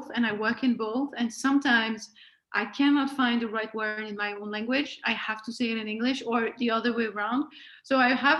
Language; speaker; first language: English; non-native, fluent; French